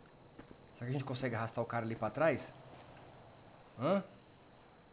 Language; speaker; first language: Portuguese; native; Portuguese